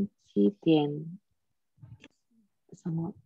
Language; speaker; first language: Chinese; non-native, learner; Indonesian